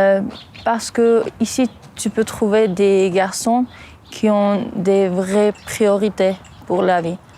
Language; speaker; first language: French; non-native, fluent; Armenian